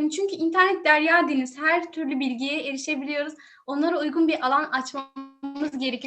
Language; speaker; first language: Turkish; native; Turkish